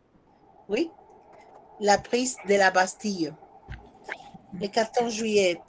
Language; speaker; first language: French; non-native, fluent; Spanish